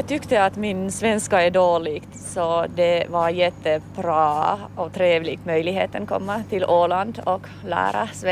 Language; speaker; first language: Swedish; non-native, local second language; Finnish